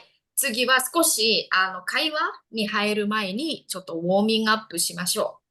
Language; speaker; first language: Japanese; non-native, fluent; Indonesian